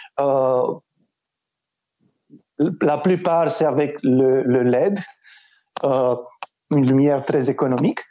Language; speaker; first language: French; non-native, fluent; Romanian